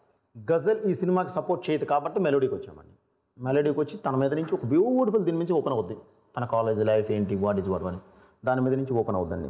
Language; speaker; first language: Telugu; native; Telugu